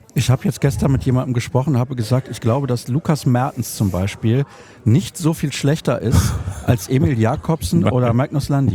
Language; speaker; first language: German; native; German